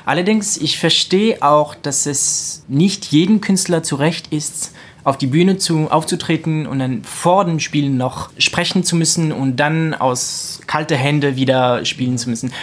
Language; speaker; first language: German; non-native, fluent; French